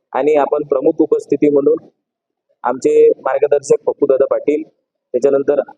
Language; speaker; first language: Marathi; native; Marathi